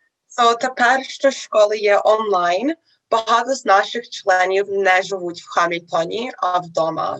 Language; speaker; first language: Ukrainian; early bilingual, heritage; Ukrainian